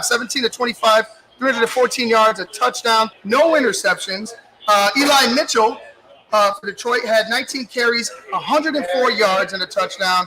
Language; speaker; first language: English; native; English